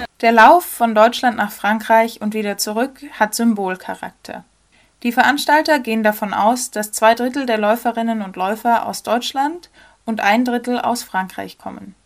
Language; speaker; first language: German; native; German